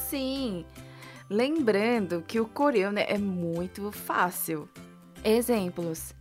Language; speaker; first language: Portuguese; non-native, fluent; Korean